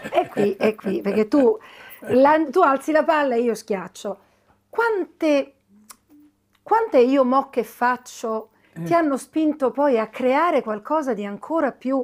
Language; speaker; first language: Italian; native; Italian